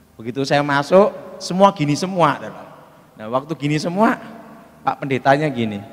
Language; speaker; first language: Indonesian; native; Indonesian